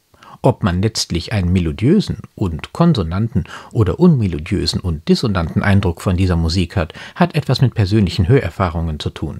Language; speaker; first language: German; native; German